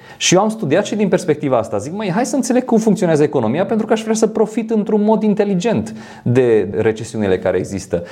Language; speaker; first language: Romanian; non-native, fluent; French